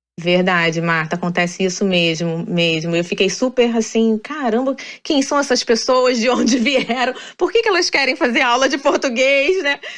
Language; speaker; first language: Portuguese; native; Portuguese